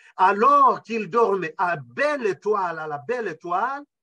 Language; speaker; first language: French; non-native, local second language; Kinyarwanda